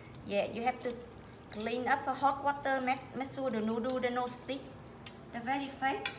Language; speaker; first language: English; non-native, learner; Vietnamese